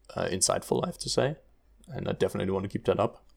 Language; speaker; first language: English; non-native, fluent; German